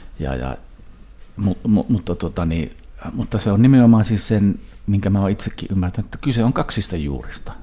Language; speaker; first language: Finnish; early bilingual, heritage; Finnish